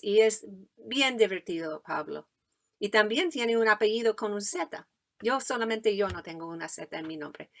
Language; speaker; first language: Spanish; non-native, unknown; English